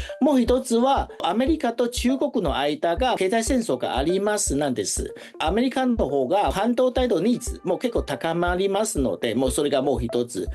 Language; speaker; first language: Japanese; non-native, fluent; Chinese